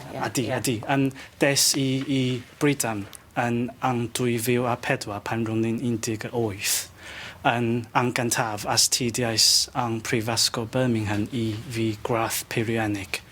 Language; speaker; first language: Welsh; non-native, learner; Chinese